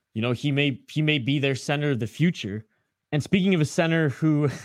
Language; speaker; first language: English; native; English